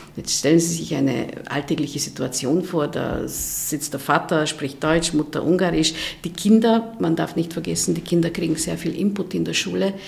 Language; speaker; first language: German; non-native, fluent; Hungarian